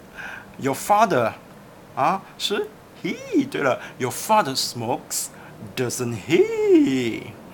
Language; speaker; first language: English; non-native, local second language; Chinese